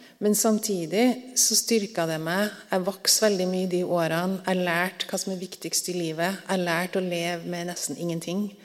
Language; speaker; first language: Norwegian; native; Norwegian